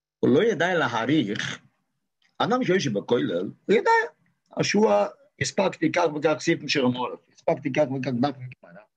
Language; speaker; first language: Hebrew; non-native, local second language; Yiddish